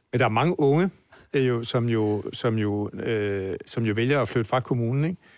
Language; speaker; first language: Danish; native; Danish